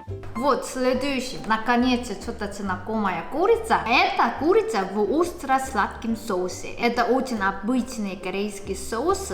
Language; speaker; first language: Russian; non-native, learner; Korean